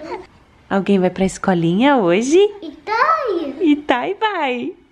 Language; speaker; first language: Portuguese; early bilingual, heritage; Portuguese